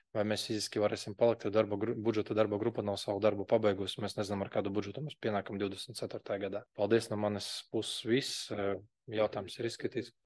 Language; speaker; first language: Latvian; non-native, local second language; Russian